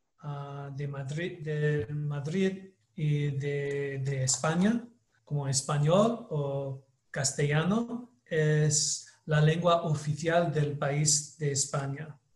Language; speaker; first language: Spanish; non-native, learner; English